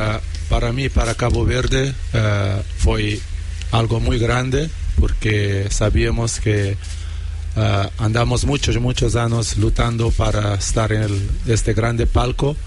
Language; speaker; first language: Spanish; non-native, fluent; Portuguese